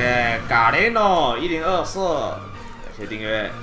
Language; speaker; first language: Chinese; native; Chinese